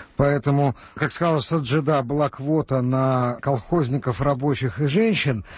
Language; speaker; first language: Russian; native; Russian